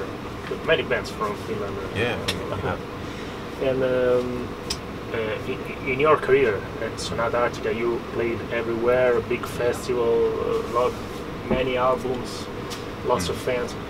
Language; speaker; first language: English; non-native, fluent; Italian